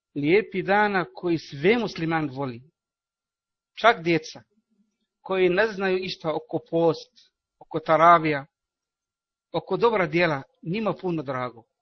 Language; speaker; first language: Bosnian; non-native, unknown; Arabic